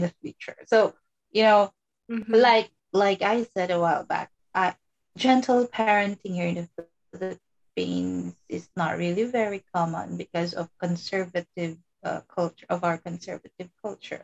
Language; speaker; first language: English; non-native, local second language; Iloko